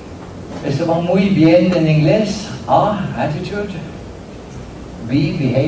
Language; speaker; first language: Spanish; non-native, fluent; Norwegian